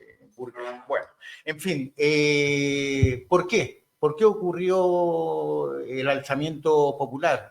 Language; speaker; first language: Spanish; native; Spanish